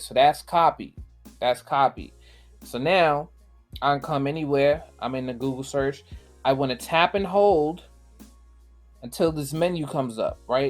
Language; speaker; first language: English; native; English